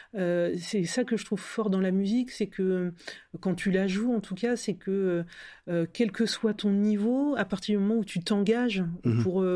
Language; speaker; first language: French; native; French